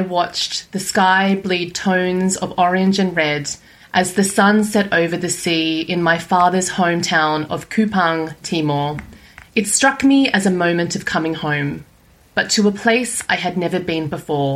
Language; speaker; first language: English; native; English